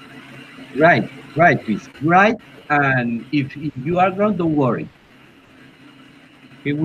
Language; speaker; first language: English; non-native, learner; Spanish